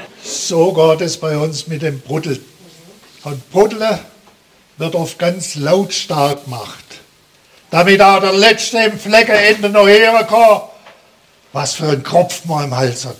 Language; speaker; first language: German; native; German